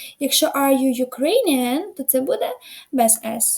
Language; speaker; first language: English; non-native, fluent; Ukrainian